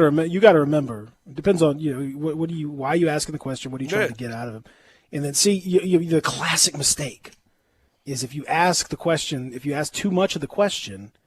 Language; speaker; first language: English; native; English